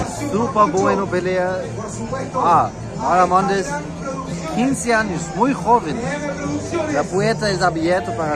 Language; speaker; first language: Spanish; non-native, learner; German